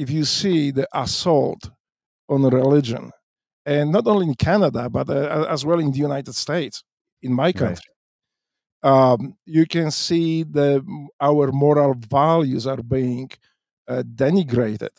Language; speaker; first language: English; non-native, fluent; Polish